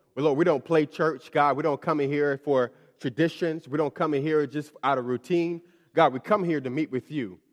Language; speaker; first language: English; native; English